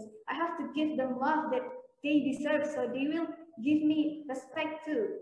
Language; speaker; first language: English; non-native, learner; Indonesian